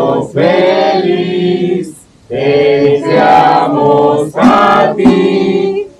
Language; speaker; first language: Spanish; native; Spanish